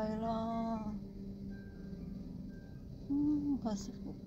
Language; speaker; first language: Cantonese; non-native, learner; Indonesian